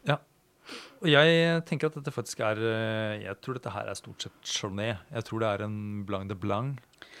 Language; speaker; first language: Norwegian; native; Norwegian